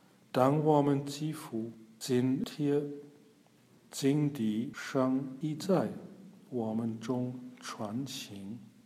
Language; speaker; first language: Chinese; non-native, fluent; German